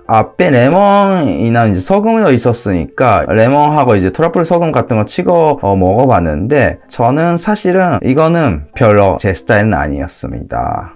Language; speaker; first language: Korean; non-native, fluent; Japanese